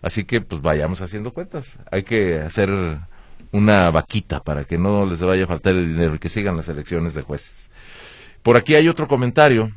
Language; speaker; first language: Spanish; native; Spanish